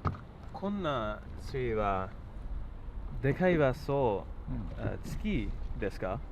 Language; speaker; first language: Japanese; non-native, learner; English